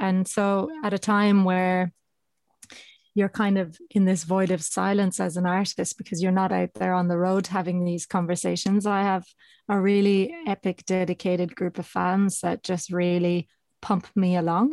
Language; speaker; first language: English; native; English